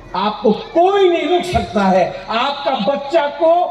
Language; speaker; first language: Hindi; non-native, local second language; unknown